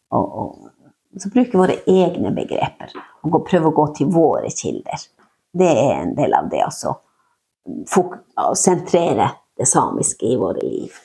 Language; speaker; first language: Norwegian; non-native, local second language; Northern Sami